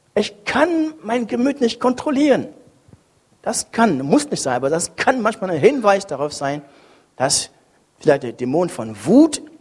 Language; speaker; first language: German; non-native, fluent; French